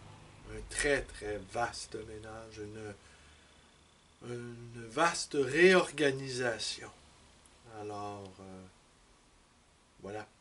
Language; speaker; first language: French; native; French